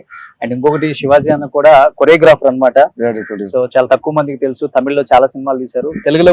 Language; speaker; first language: Telugu; native; Telugu